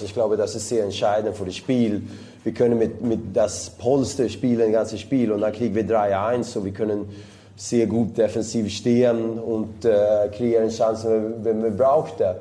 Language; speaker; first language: German; non-native, fluent; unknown